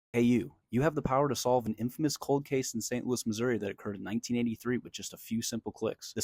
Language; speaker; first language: English; native; English